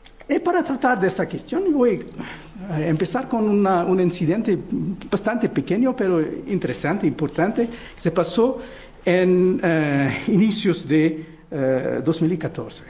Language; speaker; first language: Spanish; non-native, fluent; Portuguese